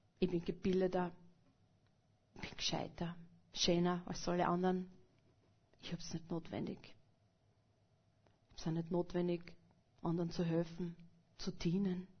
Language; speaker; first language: German; native; German